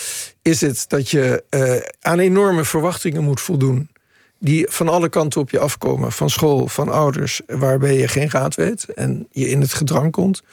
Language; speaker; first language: Dutch; native; Dutch